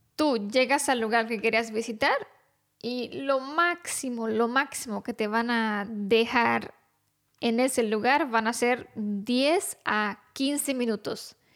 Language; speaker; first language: Spanish; non-native, fluent; Romanian